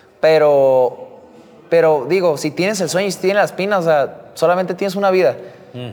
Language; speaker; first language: Spanish; native; Spanish